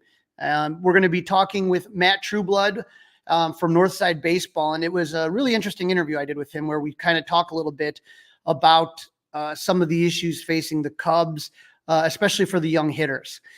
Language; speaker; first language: English; native; English